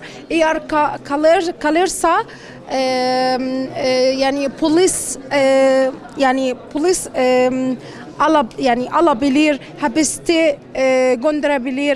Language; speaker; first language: Turkish; non-native, learner; Arabic